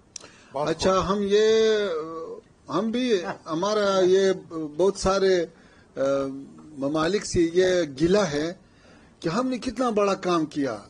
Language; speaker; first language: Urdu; non-native, fluent; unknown